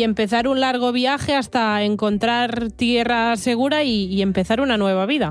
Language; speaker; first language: Spanish; non-native, local second language; Catalan